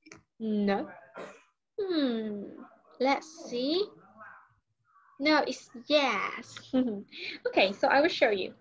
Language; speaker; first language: English; non-native, learner; Vietnamese